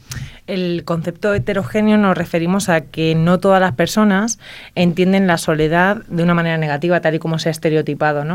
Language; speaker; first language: Spanish; native; Spanish